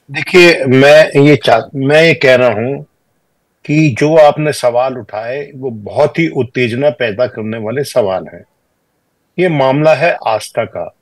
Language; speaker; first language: Hindi; native; Hindi